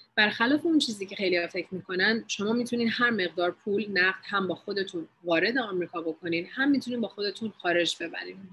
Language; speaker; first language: Persian; early bilingual, heritage; Persian